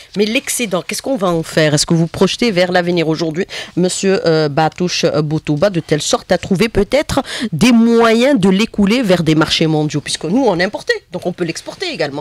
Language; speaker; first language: French; non-native, local second language; Arabic